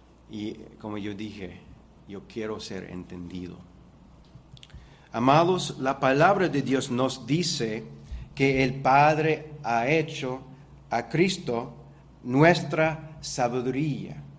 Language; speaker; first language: Spanish; non-native, fluent; English